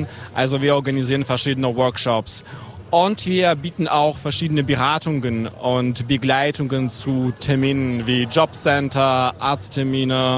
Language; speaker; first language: German; non-native, fluent; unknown